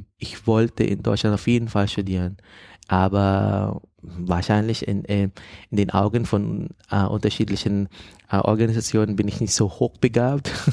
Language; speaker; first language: German; non-native, fluent; Filipino